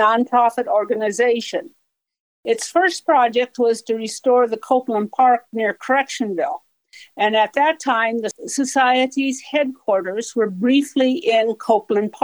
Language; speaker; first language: English; native; English